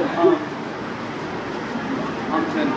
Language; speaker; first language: Korean; early bilingual, heritage; English